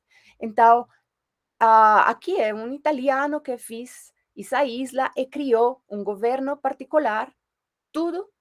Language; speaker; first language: Portuguese; non-native, fluent; Spanish